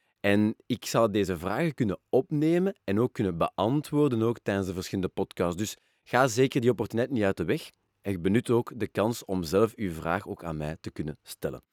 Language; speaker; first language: Dutch; non-native, local second language; French